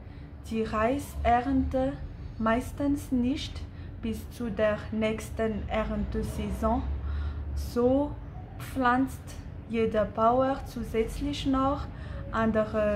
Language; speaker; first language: German; non-native, fluent; Malagasy